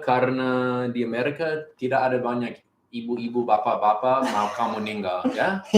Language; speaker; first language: Indonesian; non-native, learner; English